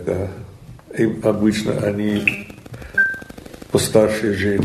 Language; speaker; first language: Russian; non-native, fluent; English